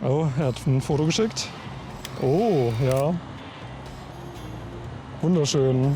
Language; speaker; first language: German; native; German